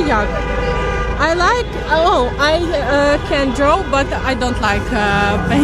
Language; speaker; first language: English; non-native, learner; Ukrainian